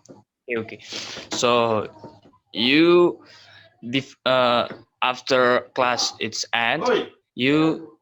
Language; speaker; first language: English; non-native, learner; Indonesian